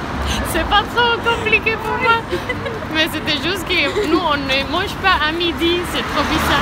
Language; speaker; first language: French; non-native, learner; Spanish